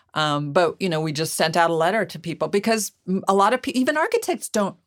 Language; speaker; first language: English; non-native, fluent; Hungarian